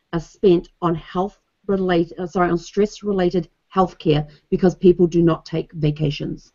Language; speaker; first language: English; native; English